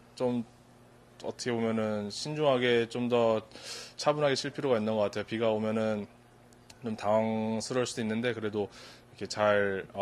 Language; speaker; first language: Korean; native; Korean